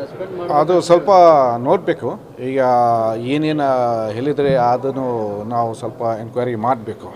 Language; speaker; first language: Kannada; non-native, fluent; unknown